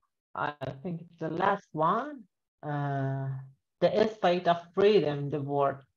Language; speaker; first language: English; non-native, learner; Persian